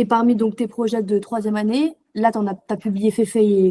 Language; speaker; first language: French; native; French